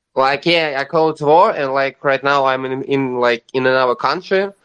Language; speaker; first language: English; non-native, learner; Russian